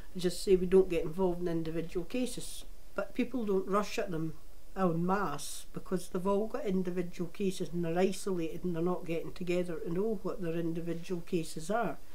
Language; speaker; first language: English; native; English